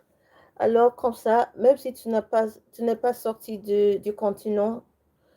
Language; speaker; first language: French; non-native, learner; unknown